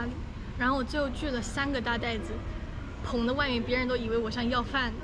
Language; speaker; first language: Chinese; early bilingual, other home language; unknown